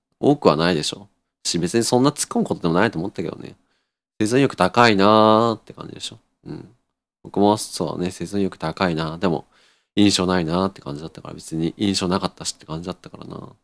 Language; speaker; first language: Japanese; native; Japanese